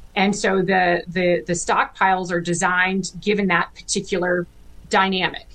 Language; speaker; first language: English; native; English